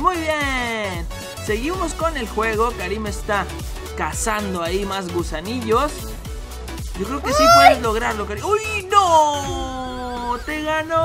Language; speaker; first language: Spanish; native; Spanish